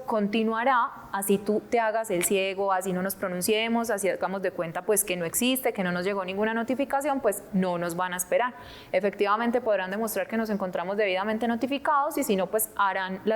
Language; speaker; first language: Spanish; native; Spanish